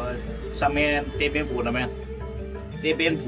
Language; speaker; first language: Chinese; early bilingual, other home language; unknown